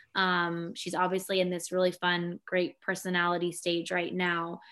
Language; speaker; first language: English; native; English